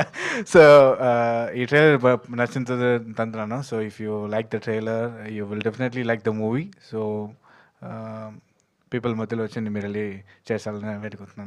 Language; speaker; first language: Telugu; early bilingual, heritage; Telugu